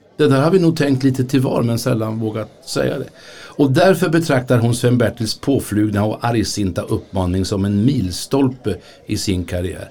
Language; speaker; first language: Swedish; native; Swedish